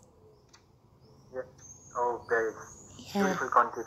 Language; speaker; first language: English; non-native, learner; Nepali